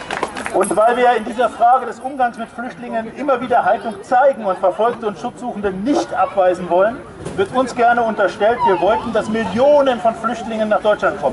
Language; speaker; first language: German; native; German